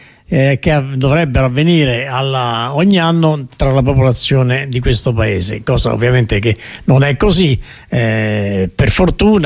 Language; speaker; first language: Italian; native; Italian